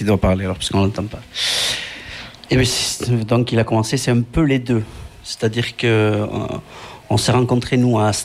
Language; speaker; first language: French; non-native, local second language; Basque